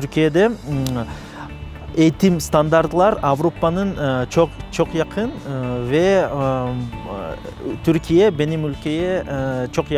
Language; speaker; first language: Turkish; non-native, learner; Kyrgyz